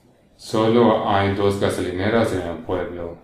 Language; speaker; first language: Spanish; non-native, learner; English